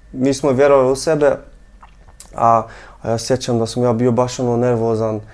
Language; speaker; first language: Serbian; early bilingual, heritage; Serbian